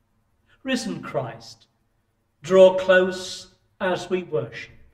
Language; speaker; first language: English; native; English